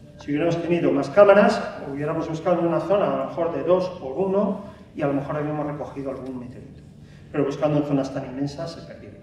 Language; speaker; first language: Spanish; native; Spanish